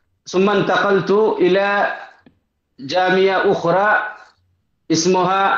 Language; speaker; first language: Arabic; non-native, learner; Bangla